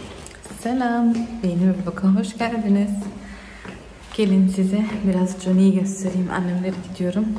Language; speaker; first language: Turkish; early bilingual, heritage; Turkish